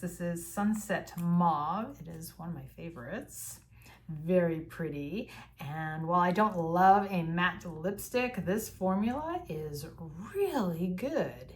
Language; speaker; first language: English; native; English